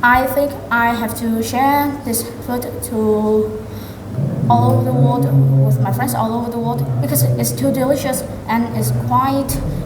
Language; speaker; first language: English; non-native, learner; Vietnamese